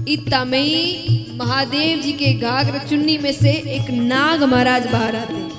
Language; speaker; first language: Hindi; native; Hindi